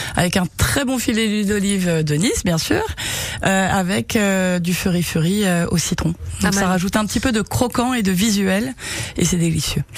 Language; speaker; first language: French; early bilingual, heritage; Japanese